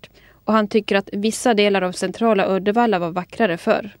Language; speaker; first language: Swedish; native; Swedish